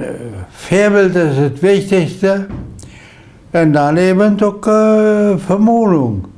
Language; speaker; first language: German; non-native, local second language; Low German